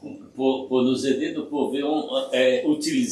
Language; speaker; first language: French; non-native, learner; Portuguese